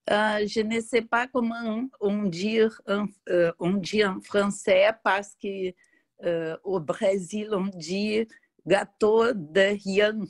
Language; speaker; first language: French; non-native, fluent; Portuguese